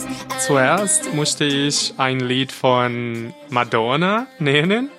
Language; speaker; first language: German; non-native, fluent; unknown